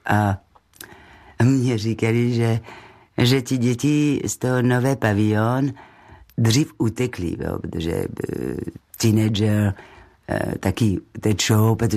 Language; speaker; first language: Czech; non-native, learner; French